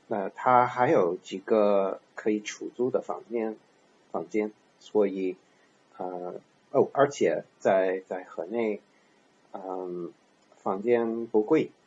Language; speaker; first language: Chinese; non-native, learner; English